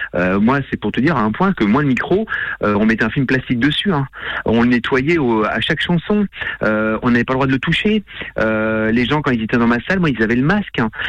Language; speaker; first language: French; native; French